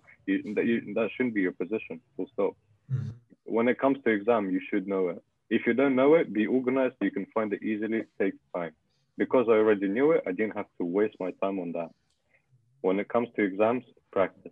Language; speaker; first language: English; non-native, fluent; Russian